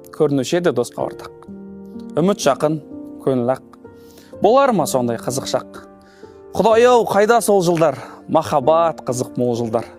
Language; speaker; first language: Kazakh; non-native, local second language; Russian